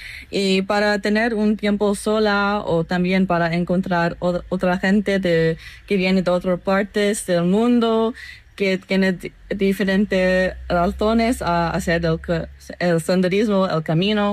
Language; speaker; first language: Spanish; non-native, fluent; English